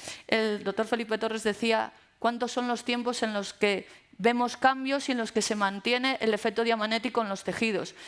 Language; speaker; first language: Spanish; native; Spanish